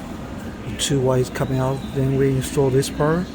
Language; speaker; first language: English; non-native, learner; Chinese